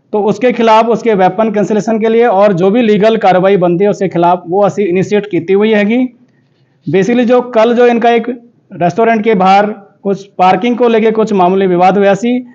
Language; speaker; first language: Hindi; non-native, local second language; Punjabi